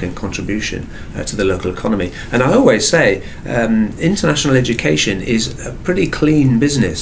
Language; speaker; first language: English; native; English